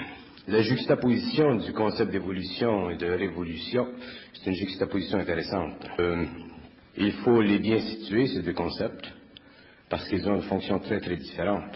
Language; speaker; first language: French; native; French